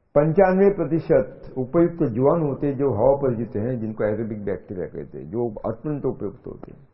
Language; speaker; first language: Hindi; non-native, local second language; Marathi